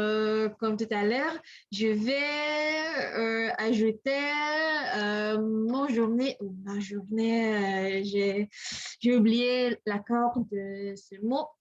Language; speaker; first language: French; non-native, learner; English